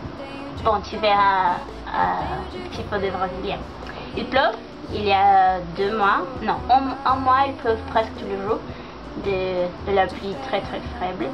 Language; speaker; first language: French; non-native, learner; Portuguese